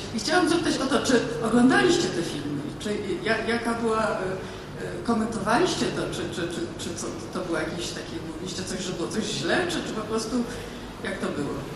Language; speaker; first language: Polish; native; Polish